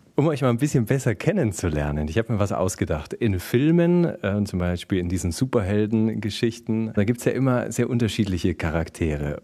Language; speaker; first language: German; native; German